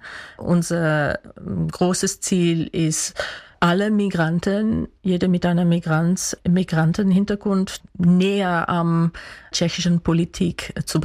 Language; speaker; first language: German; non-native, fluent; Dutch